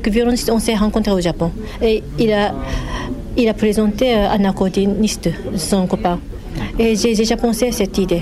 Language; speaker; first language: French; non-native, fluent; Japanese